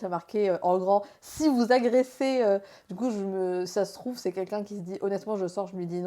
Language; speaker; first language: French; native; French